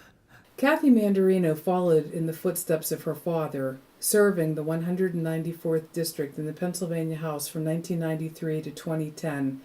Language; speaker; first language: English; native; English